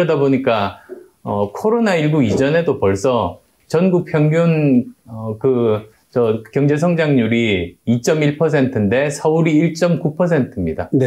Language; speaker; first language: Korean; native; Korean